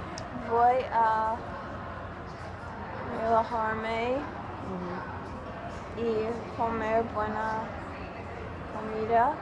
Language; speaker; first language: Spanish; non-native, learner; English